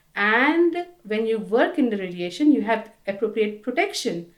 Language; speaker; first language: English; non-native, local second language; Hindi